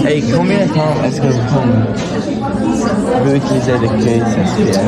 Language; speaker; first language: French; non-native, learner; English